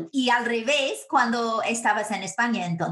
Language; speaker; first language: Spanish; non-native, fluent; English